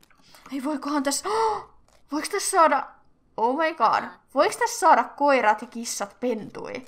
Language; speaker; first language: Finnish; native; Finnish